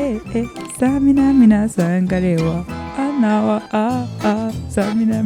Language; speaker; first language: French; native; French